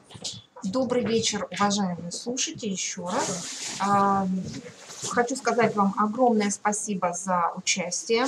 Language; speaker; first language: Russian; native; Russian